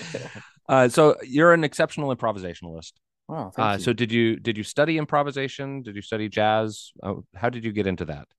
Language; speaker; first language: English; native; English